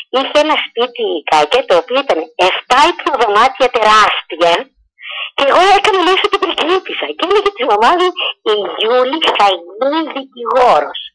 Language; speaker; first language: Greek; early bilingual, heritage; Greek